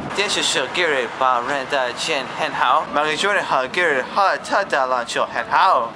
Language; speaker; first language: Chinese; non-native, learner; English